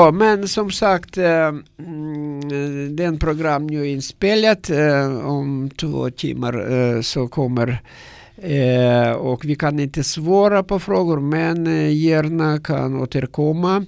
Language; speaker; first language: Swedish; non-native, learner; Russian